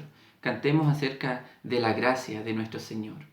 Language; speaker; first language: Spanish; native; Spanish